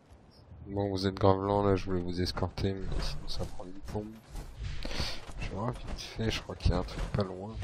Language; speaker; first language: French; native; French